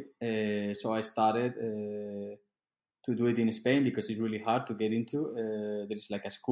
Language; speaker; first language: English; non-native, fluent; Spanish